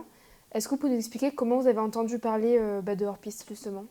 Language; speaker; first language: French; native; French